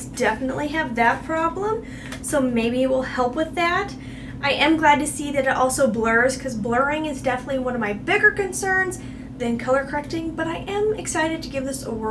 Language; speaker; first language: English; native; English